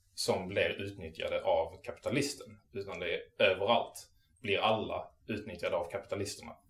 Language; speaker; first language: Swedish; native; Swedish